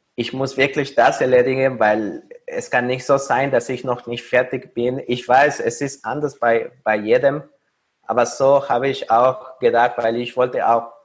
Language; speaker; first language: German; non-native, fluent; Spanish